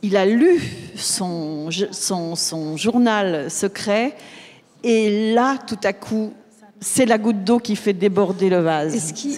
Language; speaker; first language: French; native; French